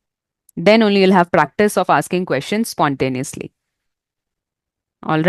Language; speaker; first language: English; non-native, fluent; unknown